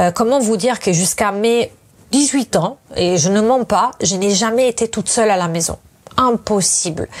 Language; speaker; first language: French; non-native, fluent; Italian